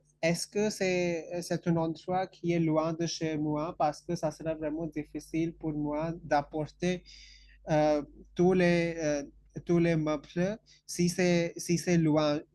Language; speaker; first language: French; non-native, fluent; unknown